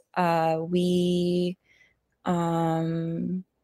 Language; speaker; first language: English; early bilingual, other home language; Spanish